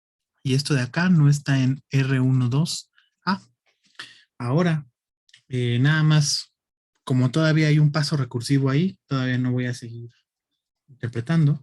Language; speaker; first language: Spanish; native; Spanish